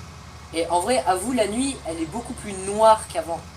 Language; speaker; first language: French; native; French